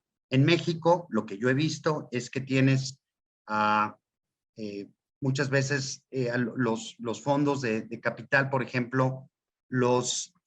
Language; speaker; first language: Spanish; native; Spanish